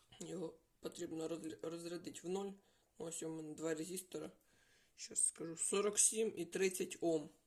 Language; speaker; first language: Ukrainian; non-native, local second language; Russian